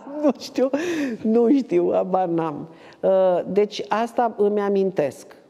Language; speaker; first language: Romanian; native; Romanian